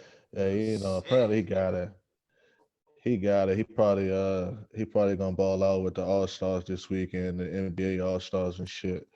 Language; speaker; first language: English; native; English